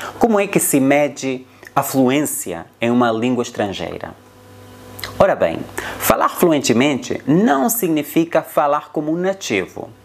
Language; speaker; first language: Portuguese; non-native, fluent; Spanish